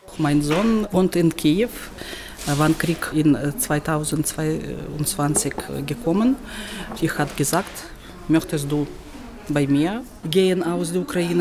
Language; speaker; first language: German; non-native, learner; Ukrainian